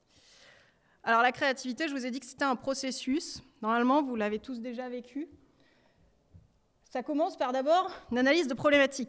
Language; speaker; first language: French; native; French